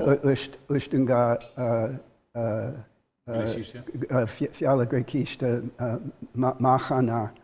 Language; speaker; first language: Albanian; non-native, learner; English